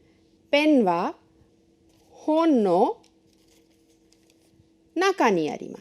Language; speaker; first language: Japanese; non-native, fluent; Hindi